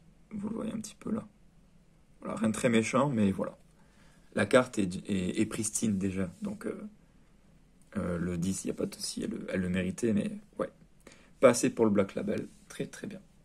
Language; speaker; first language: French; native; French